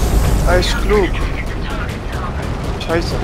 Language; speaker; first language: German; non-native, learner; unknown